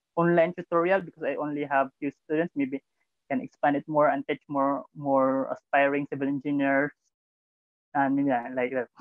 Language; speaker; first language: English; non-native, local second language; Cebuano